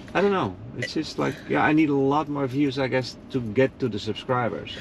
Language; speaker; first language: English; non-native, fluent; Dutch